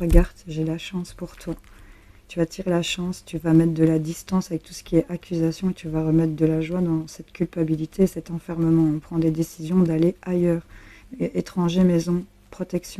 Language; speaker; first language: French; native; French